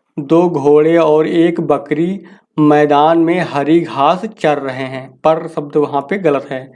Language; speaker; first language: Hindi; native; Hindi